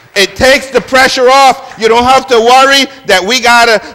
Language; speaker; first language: English; non-native, fluent; Spanish